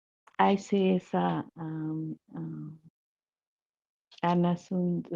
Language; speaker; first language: English; non-native, learner; Spanish